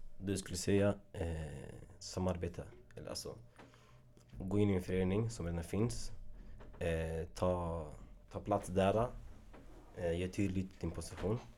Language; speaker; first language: Swedish; early bilingual, other home language; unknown